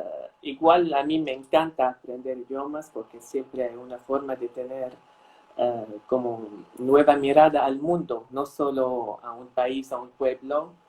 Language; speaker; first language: Spanish; non-native, fluent; Arabic